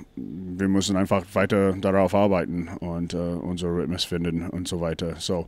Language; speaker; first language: German; non-native, fluent; English